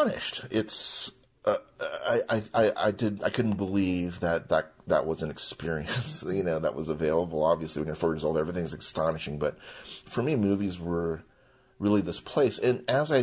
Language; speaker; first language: English; non-native, local second language; Chinese